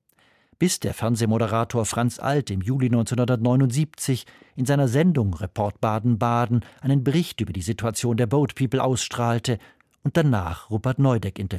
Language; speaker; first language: German; native; German